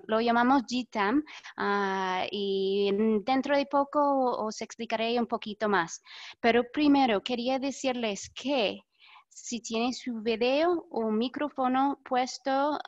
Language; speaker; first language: Spanish; non-native, fluent; English